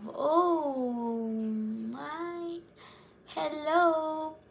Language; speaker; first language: English; non-native, local second language; Cebuano